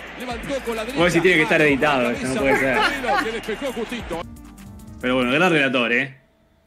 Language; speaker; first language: Spanish; native; Spanish